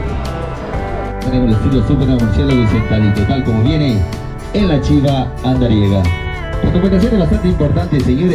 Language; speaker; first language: Spanish; native; Spanish